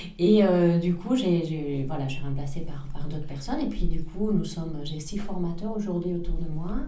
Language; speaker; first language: French; non-native, fluent; Spanish